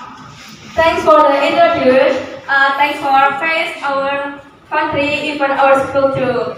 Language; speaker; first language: English; non-native, learner; Indonesian